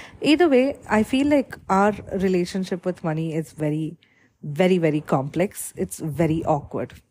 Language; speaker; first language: English; non-native, local second language; Malayalam